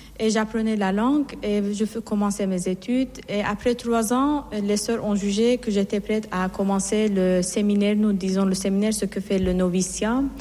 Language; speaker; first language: French; non-native, fluent; Persian